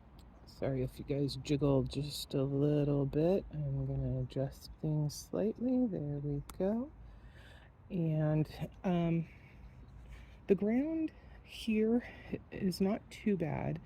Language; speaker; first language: English; native; English